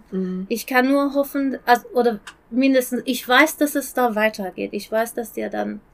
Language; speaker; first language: German; non-native, fluent; Persian